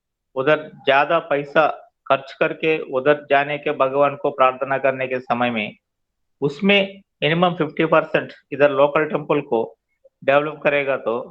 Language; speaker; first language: Hindi; non-native, local second language; Telugu